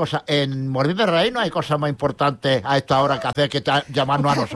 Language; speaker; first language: Spanish; non-native, local second language; Catalan